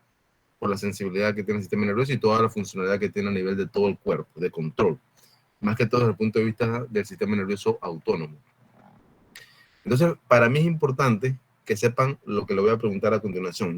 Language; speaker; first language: Spanish; native; Spanish